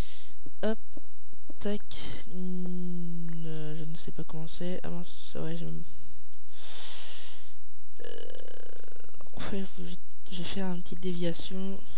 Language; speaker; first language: French; native; French